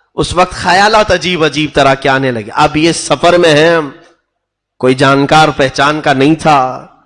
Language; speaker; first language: Urdu; native; Urdu